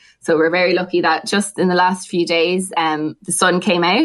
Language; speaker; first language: English; native; English